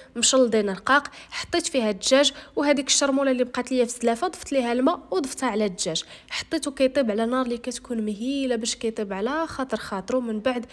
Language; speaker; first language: Arabic; native; Arabic